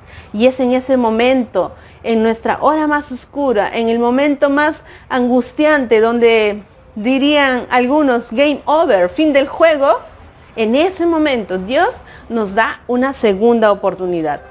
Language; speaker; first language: Spanish; native; Spanish